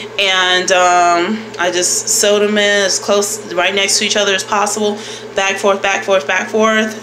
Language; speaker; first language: English; native; English